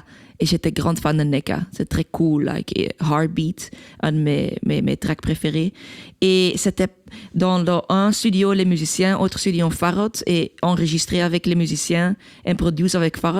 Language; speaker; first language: French; non-native, local second language; Dutch